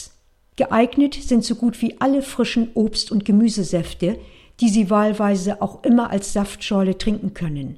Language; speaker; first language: German; native; German